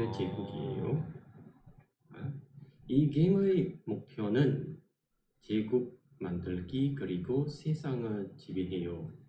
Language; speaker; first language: Korean; non-native, learner; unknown